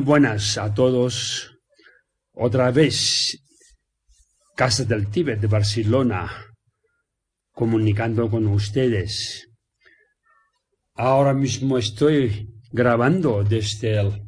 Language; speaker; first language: Spanish; non-native, learner; Tibetan